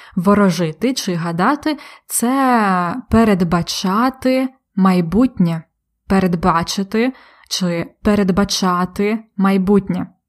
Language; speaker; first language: Ukrainian; native; Ukrainian